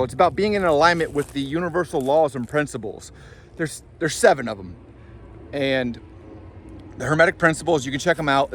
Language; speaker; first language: English; native; English